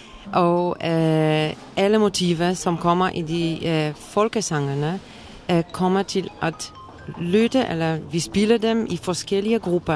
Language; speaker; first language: Danish; non-native, fluent; Polish